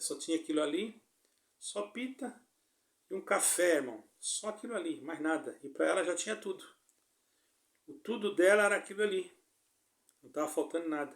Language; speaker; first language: Portuguese; native; Portuguese